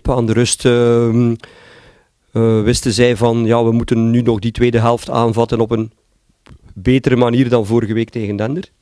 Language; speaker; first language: Dutch; native; Dutch